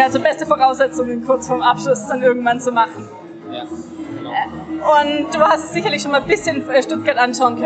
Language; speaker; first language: German; native; German